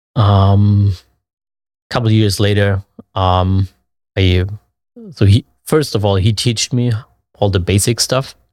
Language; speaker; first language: English; non-native, fluent; German